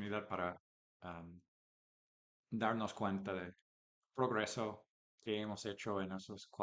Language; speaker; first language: Spanish; non-native, learner; English